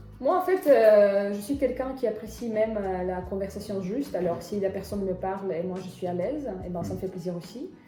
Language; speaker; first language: French; non-native, fluent; Russian